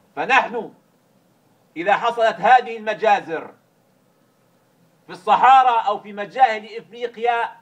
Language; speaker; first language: Arabic; native; Arabic